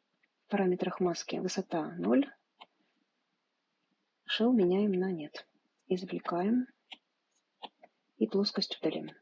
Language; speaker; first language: Russian; native; Russian